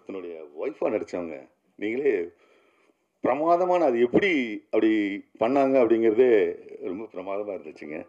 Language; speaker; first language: Tamil; native; Tamil